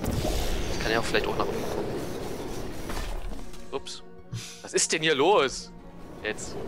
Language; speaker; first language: German; native; German